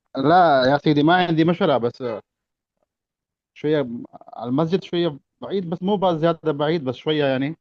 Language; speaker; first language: Arabic; non-native, fluent; Urdu